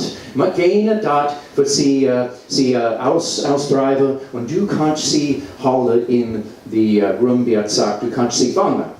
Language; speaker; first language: German; non-native, learner; English